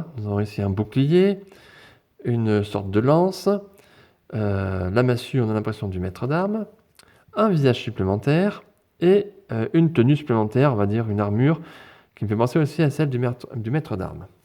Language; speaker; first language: French; native; French